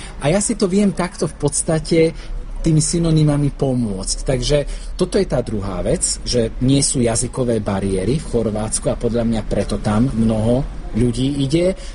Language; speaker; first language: Slovak; native; Slovak